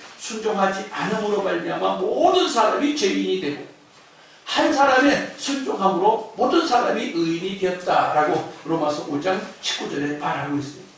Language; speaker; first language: Korean; native; Korean